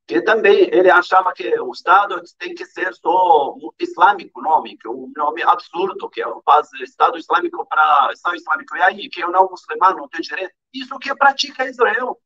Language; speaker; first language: Portuguese; non-native, fluent; Arabic